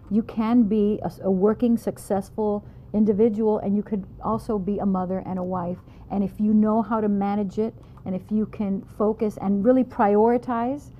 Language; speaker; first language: English; native; English